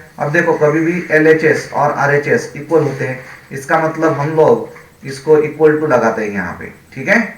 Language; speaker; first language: Hindi; non-native, local second language; Marathi